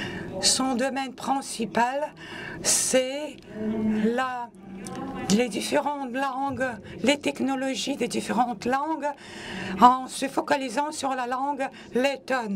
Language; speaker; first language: French; non-native, local second language; Latvian